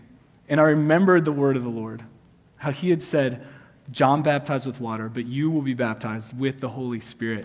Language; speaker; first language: English; native; English